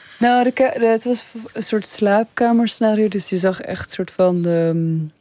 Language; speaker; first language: Dutch; early bilingual, other home language; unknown